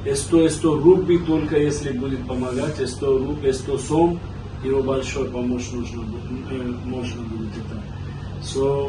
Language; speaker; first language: Russian; non-native, learner; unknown